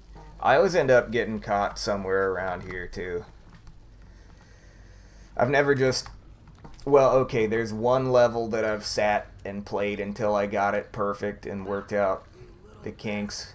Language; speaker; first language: English; native; English